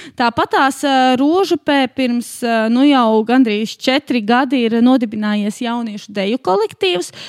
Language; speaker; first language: Latvian; native; Latvian